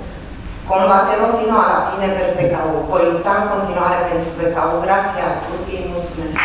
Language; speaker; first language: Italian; non-native, learner; Romanian